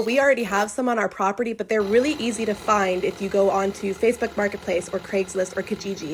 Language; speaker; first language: English; native; English